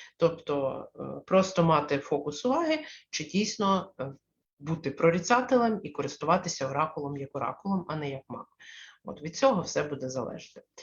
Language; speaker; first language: Ukrainian; non-native, local second language; Russian